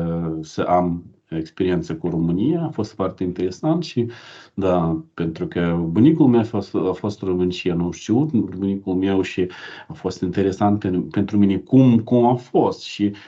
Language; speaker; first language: Romanian; non-native, learner; Ukrainian